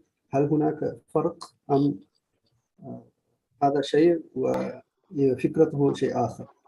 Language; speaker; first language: Arabic; non-native, fluent; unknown